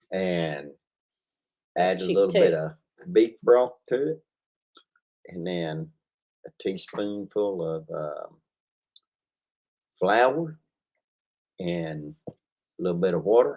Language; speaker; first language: English; native; English